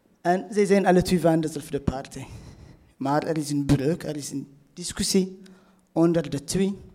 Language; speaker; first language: Dutch; non-native, fluent; Tigrinya